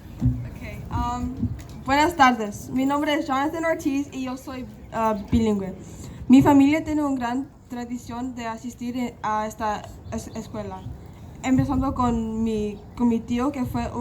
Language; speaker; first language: Spanish; non-native, local second language; English